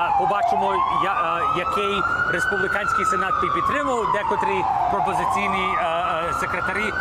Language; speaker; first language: Ukrainian; early bilingual, heritage; Ukrainian